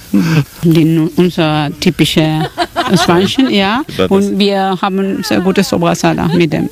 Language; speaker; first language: German; non-native, learner; Spanish